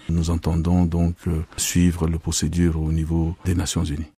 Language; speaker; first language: French; non-native, local second language; Sango